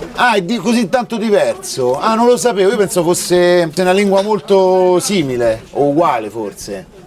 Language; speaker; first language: Italian; native; Italian